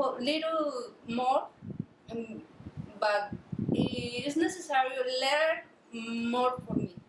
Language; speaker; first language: English; non-native, learner; Spanish